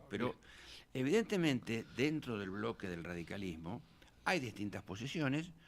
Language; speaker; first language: Spanish; native; Spanish